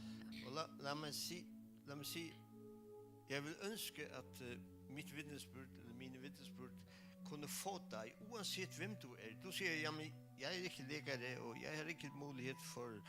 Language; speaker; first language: Danish; non-native, local second language; Faroese